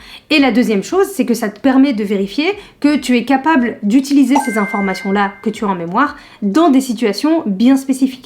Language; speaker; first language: French; native; French